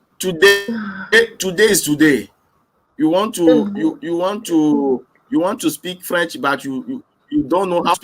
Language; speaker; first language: English; non-native, local second language; French